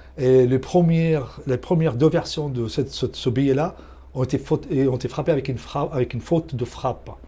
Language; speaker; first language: French; non-native, fluent; Arabic